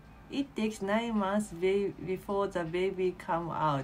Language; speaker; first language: English; non-native, learner; Japanese